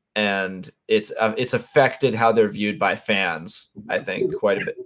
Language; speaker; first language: English; native; English